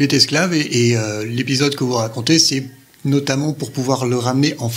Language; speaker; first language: French; native; French